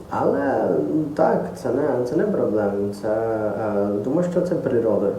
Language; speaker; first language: Ukrainian; non-native, learner; Portuguese